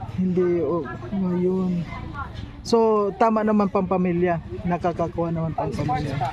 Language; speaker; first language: Filipino; non-native, local second language; Cebuano